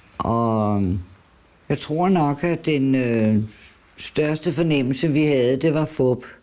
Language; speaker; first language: Danish; native; Danish